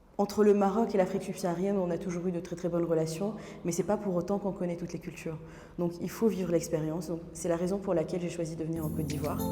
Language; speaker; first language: French; non-native, local second language; Arabic